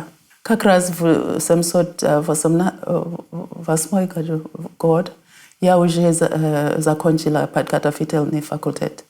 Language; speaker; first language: Russian; non-native, fluent; North Ndebele